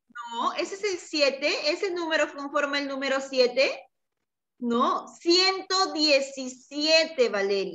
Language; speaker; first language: Spanish; native; Spanish